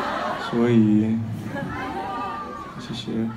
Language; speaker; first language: Chinese; non-native, fluent; Korean